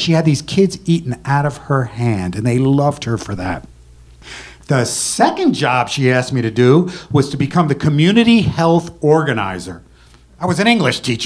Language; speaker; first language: English; native; English